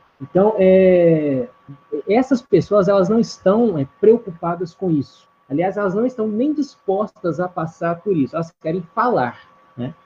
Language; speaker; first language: Portuguese; native; Portuguese